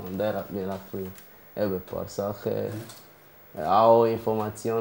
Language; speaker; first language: German; early bilingual, other home language; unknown